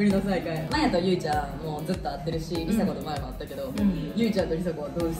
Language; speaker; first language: Japanese; native; Japanese